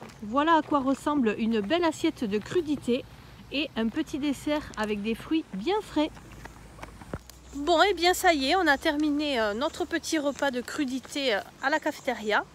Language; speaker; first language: French; native; French